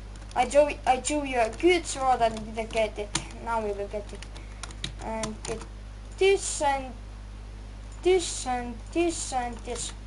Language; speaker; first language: English; non-native, learner; Estonian